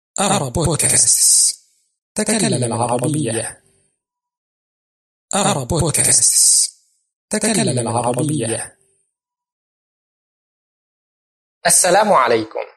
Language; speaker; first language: Arabic; non-native, fluent; Indonesian